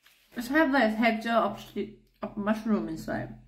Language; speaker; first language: English; non-native, learner; Thai